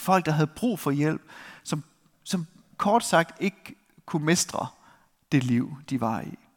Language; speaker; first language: Danish; native; Danish